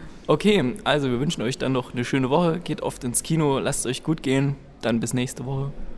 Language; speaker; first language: German; native; German